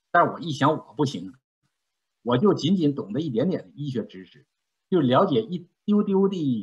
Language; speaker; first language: Chinese; native; Chinese